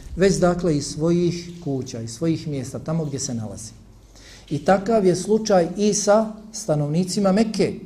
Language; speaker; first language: Bosnian; native; Bosnian